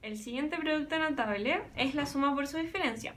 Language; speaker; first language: Spanish; native; Spanish